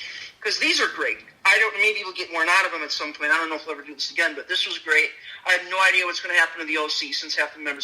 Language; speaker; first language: English; native; English